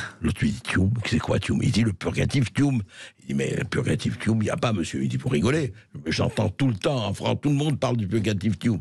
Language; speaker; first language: French; native; French